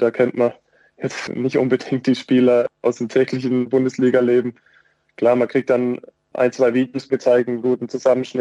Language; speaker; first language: German; native; German